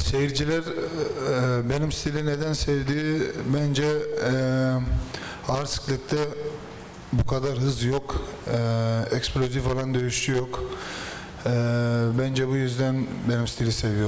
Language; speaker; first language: Turkish; early bilingual, heritage; Turkish